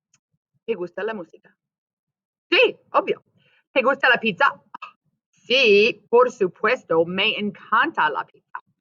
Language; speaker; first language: Spanish; non-native, fluent; English